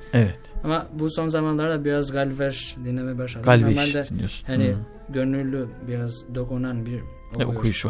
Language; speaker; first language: Turkish; non-native, learner; Albanian